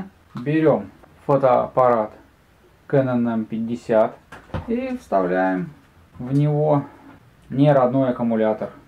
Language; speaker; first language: Russian; native; Russian